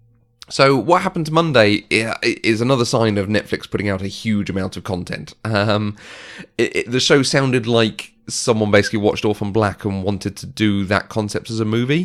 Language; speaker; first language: English; native; English